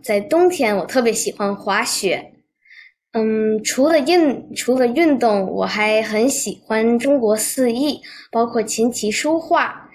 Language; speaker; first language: Chinese; early bilingual, heritage; Chinese